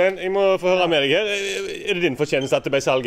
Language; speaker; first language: Norwegian; native; Norwegian